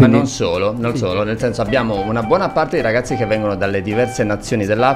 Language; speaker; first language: Italian; native; Italian